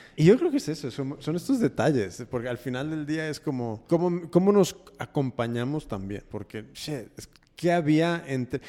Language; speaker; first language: Spanish; early bilingual, heritage; Spanish